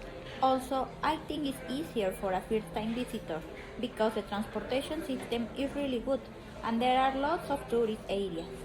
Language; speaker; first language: English; non-native, learner; Spanish